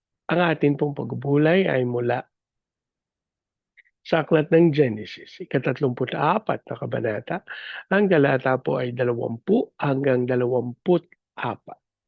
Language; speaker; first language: Filipino; native; Filipino